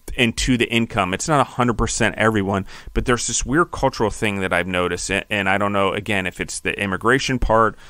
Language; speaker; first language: English; native; English